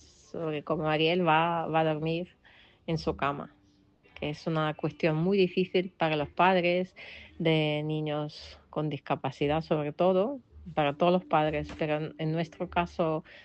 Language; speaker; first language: Spanish; non-native, fluent; Russian